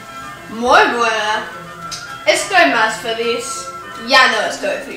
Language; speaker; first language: Spanish; non-native, learner; English